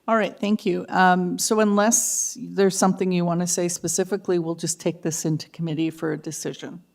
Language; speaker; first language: English; native; English